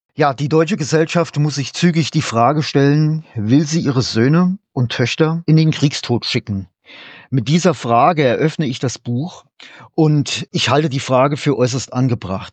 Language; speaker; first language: German; native; German